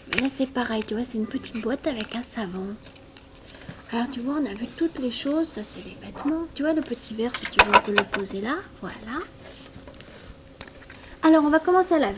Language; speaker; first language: French; native; French